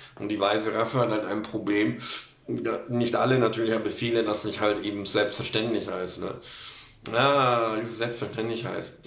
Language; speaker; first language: German; non-native, fluent; Polish